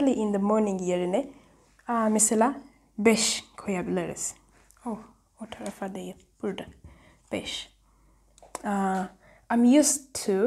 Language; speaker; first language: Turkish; non-native, learner; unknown